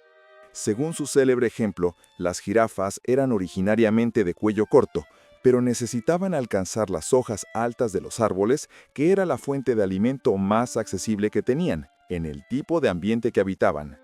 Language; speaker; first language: Spanish; native; Spanish